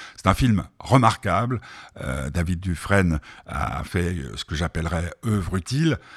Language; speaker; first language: French; native; French